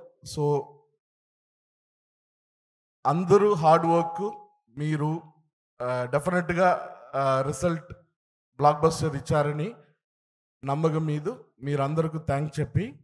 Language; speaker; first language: Telugu; non-native, learner; Tamil